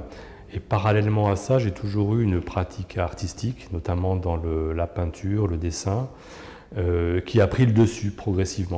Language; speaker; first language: French; native; French